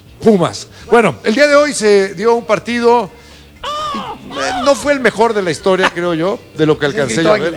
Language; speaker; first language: Spanish; native; Spanish